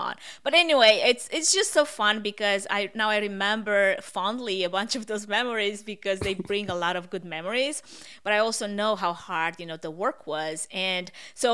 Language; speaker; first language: English; non-native, fluent; Russian